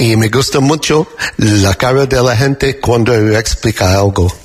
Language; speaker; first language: Spanish; non-native, learner; English